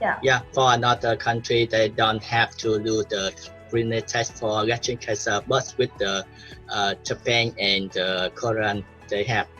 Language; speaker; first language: English; non-native, learner; Vietnamese